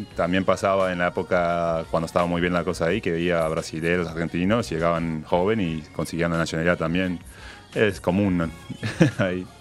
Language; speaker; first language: Spanish; early bilingual, heritage; Spanish